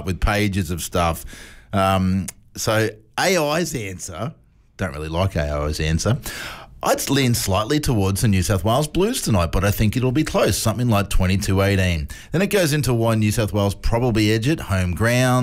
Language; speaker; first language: English; native; English